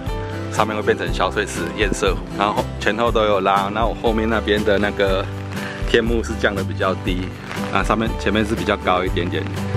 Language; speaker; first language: Chinese; native; Chinese